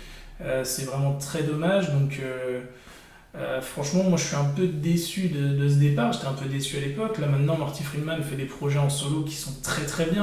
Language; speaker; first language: French; native; French